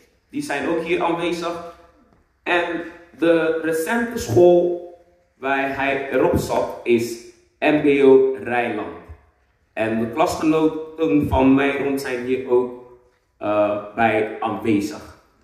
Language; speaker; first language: Dutch; non-native, fluent; Akan